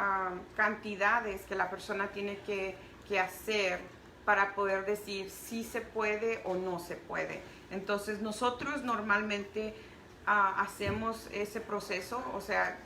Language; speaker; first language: Spanish; early bilingual, heritage; Spanish